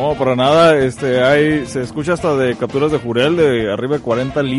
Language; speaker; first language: Spanish; native; Spanish